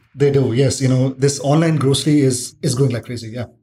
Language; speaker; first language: English; non-native, local second language; Hindi